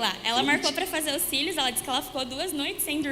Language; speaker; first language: Portuguese; native; Portuguese